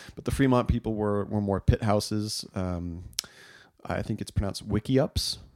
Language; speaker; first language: English; native; English